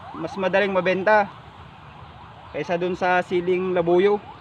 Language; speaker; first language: Filipino; non-native, local second language; Iloko